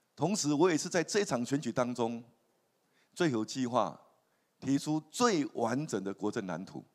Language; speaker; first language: Chinese; native; Chinese